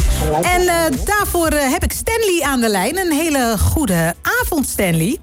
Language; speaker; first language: Dutch; native; Dutch